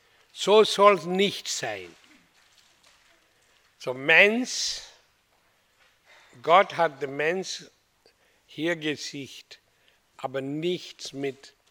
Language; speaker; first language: German; non-native, learner; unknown